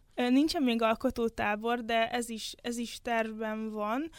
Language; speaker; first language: Hungarian; native; Hungarian